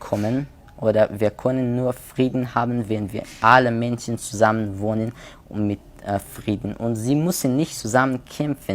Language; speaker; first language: German; non-native, learner; Persian